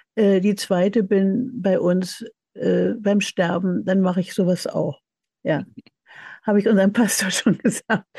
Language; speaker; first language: German; native; German